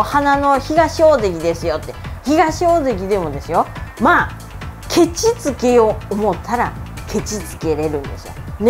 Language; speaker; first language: Japanese; native; Japanese